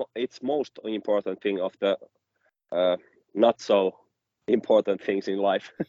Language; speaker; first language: English; non-native, fluent; Finnish